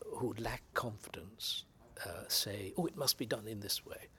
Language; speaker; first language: English; native; English